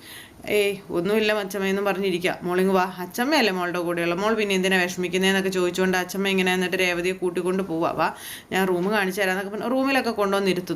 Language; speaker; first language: Malayalam; native; Malayalam